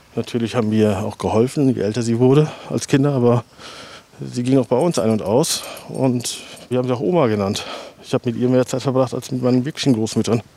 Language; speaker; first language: German; native; German